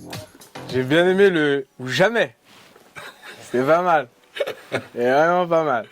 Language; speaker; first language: French; native; French